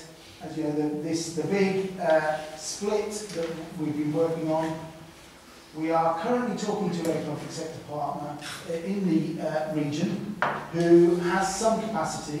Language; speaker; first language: English; native; English